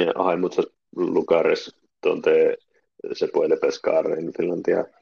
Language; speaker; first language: Spanish; non-native, learner; Finnish